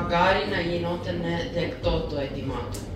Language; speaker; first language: Greek; early bilingual, heritage; Greek